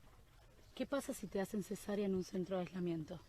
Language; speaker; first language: Spanish; native; Spanish